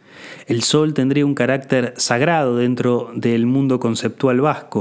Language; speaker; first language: Spanish; native; Spanish